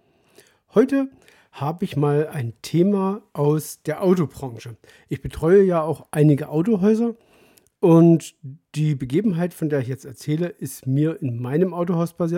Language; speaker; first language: German; native; German